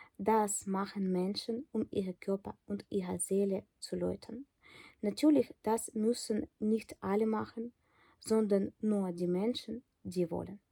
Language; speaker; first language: German; non-native, fluent; Ukrainian